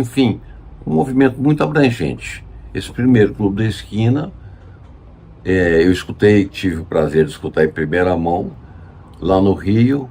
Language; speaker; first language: Portuguese; native; Portuguese